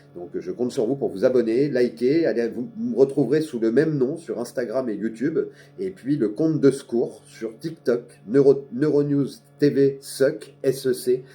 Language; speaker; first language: French; native; French